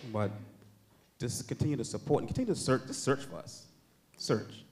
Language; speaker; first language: English; native; English